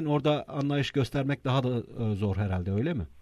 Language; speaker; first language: Turkish; native; Turkish